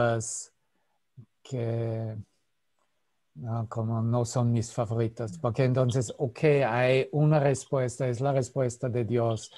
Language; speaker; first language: Spanish; non-native, fluent; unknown